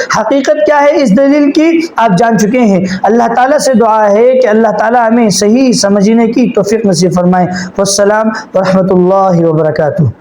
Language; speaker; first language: Urdu; non-native, local second language; Pashto